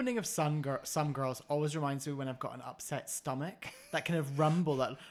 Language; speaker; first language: English; native; English